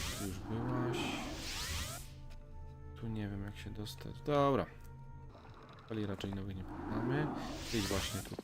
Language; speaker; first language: Polish; native; Polish